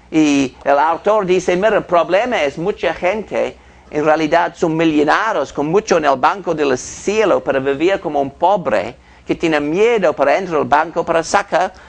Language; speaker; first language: Spanish; non-native, fluent; English